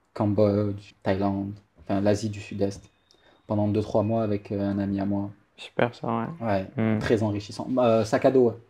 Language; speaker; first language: French; native; French